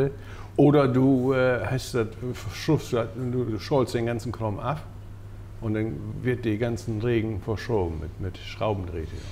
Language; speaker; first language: German; native; German